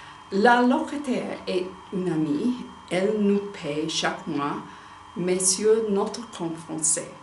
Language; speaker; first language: French; non-native, learner; English